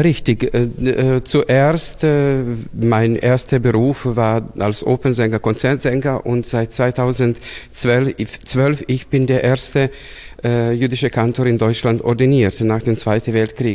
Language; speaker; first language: German; non-native, fluent; Serbian